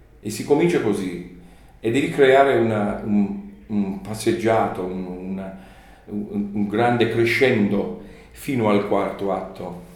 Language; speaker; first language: Italian; non-native, learner; English